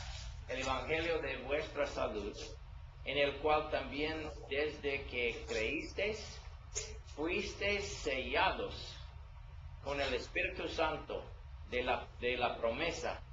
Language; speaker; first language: Spanish; non-native, learner; English